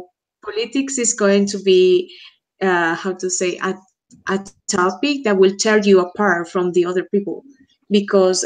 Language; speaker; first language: English; non-native, fluent; Spanish